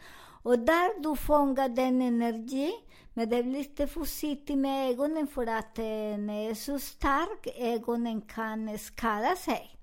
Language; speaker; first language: Swedish; non-native, learner; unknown